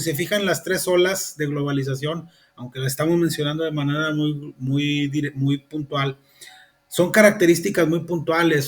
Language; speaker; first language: Spanish; native; Spanish